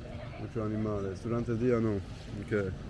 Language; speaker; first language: Spanish; non-native, learner; English